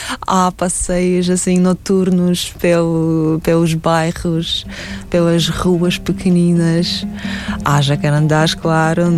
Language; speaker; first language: Portuguese; non-native, fluent; Russian